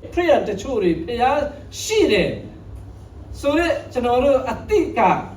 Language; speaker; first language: Burmese; non-native, local second language; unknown